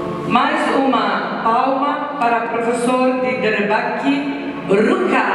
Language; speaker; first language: Portuguese; non-native, fluent; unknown